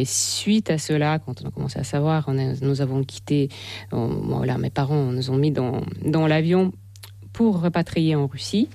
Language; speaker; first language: French; non-native, fluent; Russian